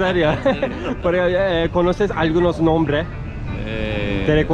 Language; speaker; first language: Spanish; non-native, learner; Turkish